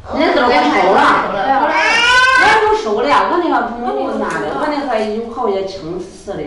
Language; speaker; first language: Chinese; native; Chinese